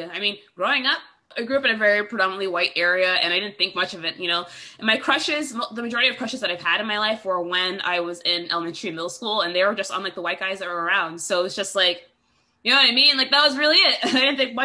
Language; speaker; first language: English; native; English